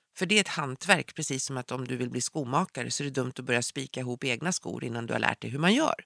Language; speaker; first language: Swedish; native; Swedish